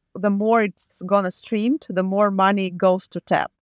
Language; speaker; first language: English; non-native, fluent; Latvian